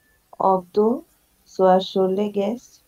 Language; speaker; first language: German; non-native, learner; Bangla